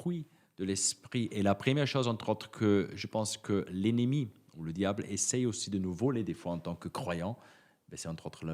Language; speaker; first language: French; native; French